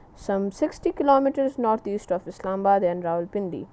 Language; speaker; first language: English; non-native, local second language; Urdu